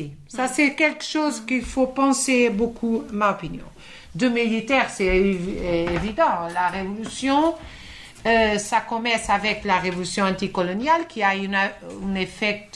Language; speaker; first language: French; non-native, fluent; Portuguese